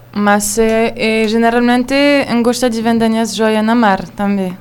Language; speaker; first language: Portuguese; non-native, learner; Hebrew